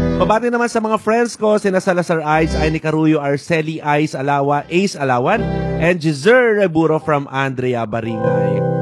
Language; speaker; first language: Filipino; native; Filipino